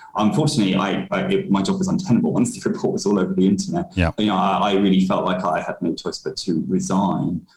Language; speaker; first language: English; native; English